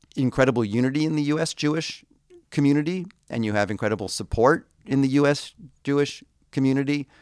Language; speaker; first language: English; native; English